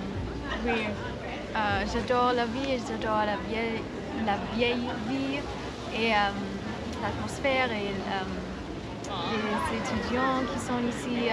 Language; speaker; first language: French; non-native, fluent; German